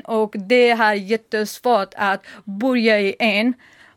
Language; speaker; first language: Swedish; non-native, learner; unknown